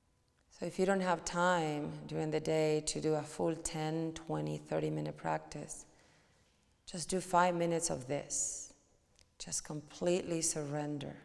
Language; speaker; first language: English; non-native, fluent; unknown